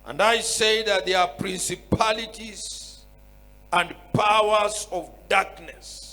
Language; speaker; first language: English; non-native, local second language; Swahili